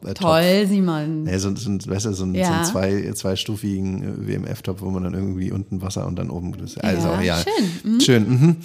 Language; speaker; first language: German; native; German